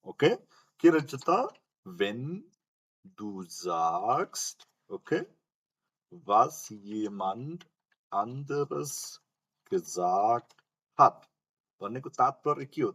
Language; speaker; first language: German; non-native, fluent; Nepali